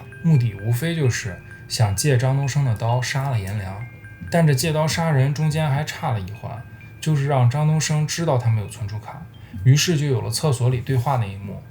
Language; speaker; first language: Chinese; native; Chinese